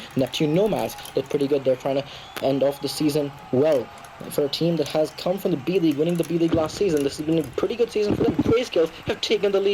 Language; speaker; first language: English; native; English